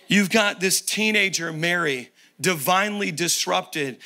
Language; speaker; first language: English; native; English